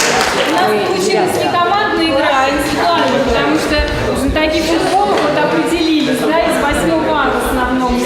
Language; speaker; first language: Russian; native; Russian